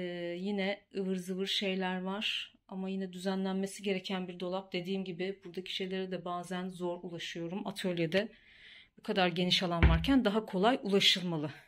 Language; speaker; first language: Turkish; native; Turkish